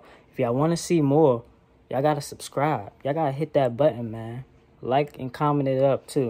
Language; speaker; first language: English; native; English